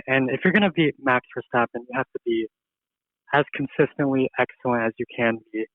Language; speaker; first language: English; native; English